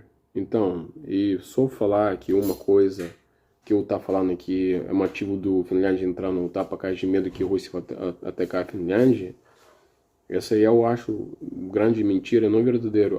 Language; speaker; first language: Portuguese; non-native, learner; Russian